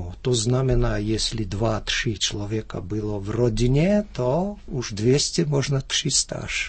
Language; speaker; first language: Czech; early bilingual, heritage; Czech